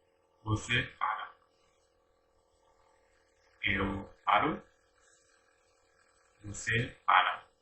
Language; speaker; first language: Portuguese; non-native, learner; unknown